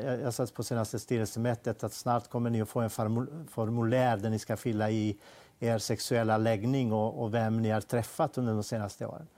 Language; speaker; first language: Swedish; non-native, fluent; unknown